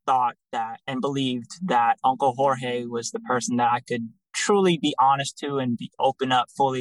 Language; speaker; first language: English; native; English